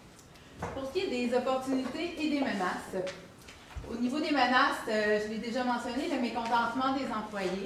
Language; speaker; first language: French; native; French